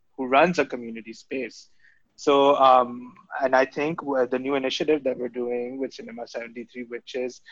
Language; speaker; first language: English; non-native, local second language; Urdu